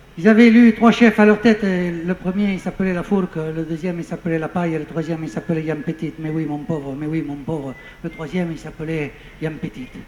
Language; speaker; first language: French; native; French